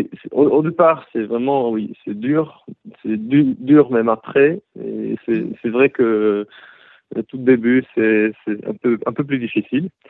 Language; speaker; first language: French; early bilingual, heritage; Hebrew